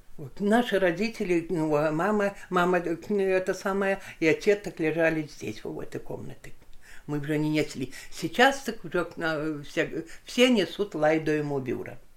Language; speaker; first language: Russian; non-native, local second language; Lithuanian